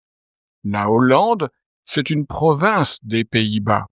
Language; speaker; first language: French; native; French